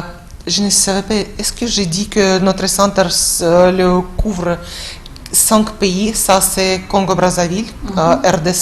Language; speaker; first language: French; non-native, fluent; Russian